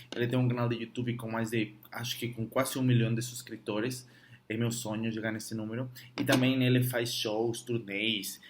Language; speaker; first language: Portuguese; non-native, fluent; Spanish